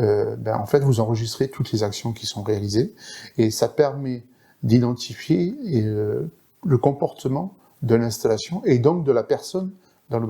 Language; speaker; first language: French; native; French